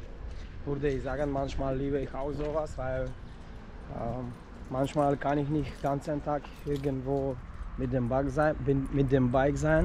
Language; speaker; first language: German; non-native, fluent; Polish